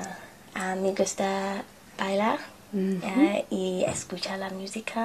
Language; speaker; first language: Spanish; non-native, learner; English